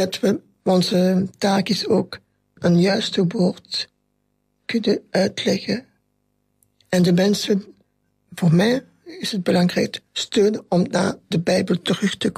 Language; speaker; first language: Dutch; non-native, local second language; French